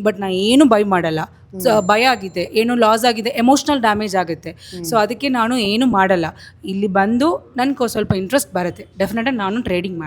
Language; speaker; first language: Kannada; non-native, local second language; Tamil